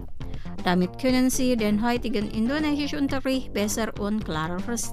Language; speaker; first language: German; non-native, fluent; Indonesian